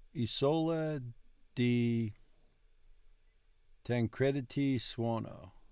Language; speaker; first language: Italian; non-native, learner; English